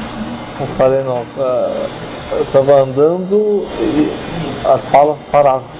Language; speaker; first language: Portuguese; non-native, fluent; Arabic